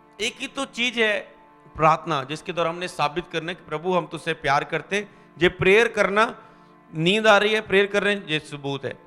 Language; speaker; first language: Hindi; non-native, local second language; Punjabi